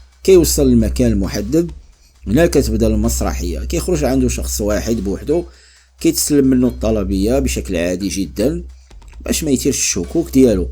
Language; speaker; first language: Arabic; native; Arabic